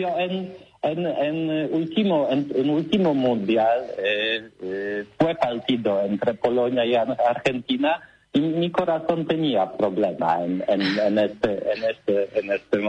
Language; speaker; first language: Spanish; non-native, learner; Polish